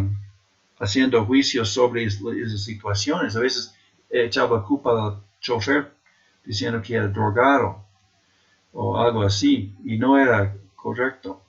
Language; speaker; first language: Spanish; non-native, fluent; English